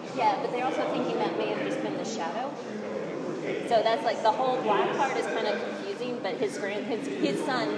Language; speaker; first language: English; native; English